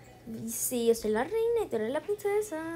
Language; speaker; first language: Spanish; early bilingual, heritage; Spanish